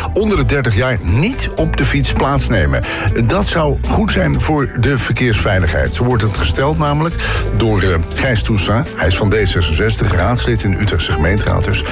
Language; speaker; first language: Dutch; native; Dutch